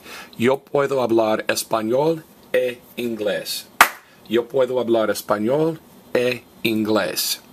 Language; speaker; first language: Spanish; non-native, fluent; English